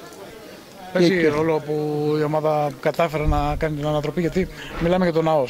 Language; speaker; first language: Greek; native; Greek